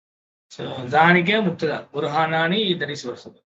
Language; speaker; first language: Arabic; non-native, fluent; Tamil